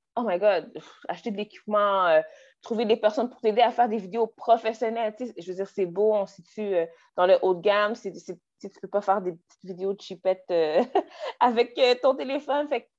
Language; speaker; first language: French; native; French